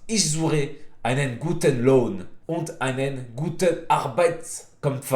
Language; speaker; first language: German; non-native, fluent; French